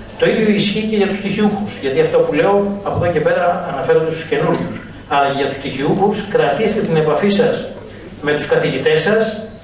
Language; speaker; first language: Greek; native; Greek